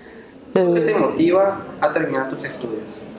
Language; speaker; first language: Spanish; native; Spanish